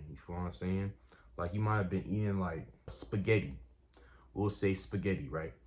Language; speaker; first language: English; native; English